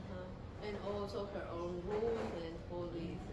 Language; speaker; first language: English; non-native, learner; Spanish